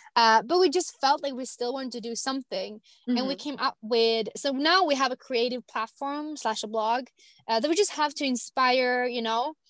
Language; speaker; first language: English; non-native, fluent; Swedish